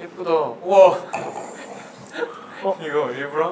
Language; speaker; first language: Korean; native; Korean